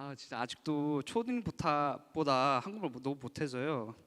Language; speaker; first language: Korean; early bilingual, other home language; English